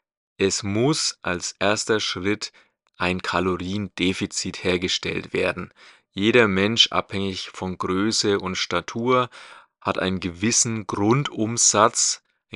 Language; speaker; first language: German; native; German